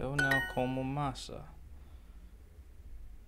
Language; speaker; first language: Portuguese; non-native, learner; English